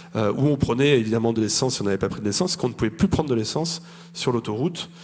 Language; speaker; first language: French; native; French